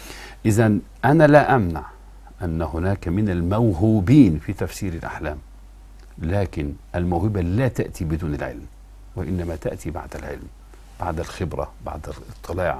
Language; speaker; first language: Arabic; native; Arabic